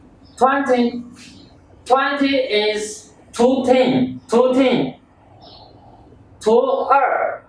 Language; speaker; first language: English; non-native, learner; Chinese